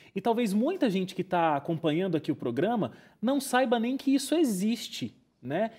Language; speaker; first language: Portuguese; native; Portuguese